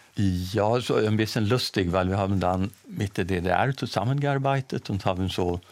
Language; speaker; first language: German; non-native, fluent; Swedish